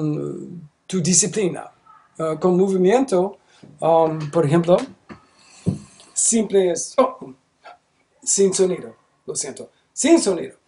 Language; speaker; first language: Spanish; non-native, learner; English